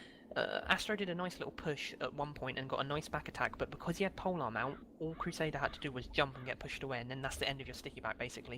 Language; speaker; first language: English; native; English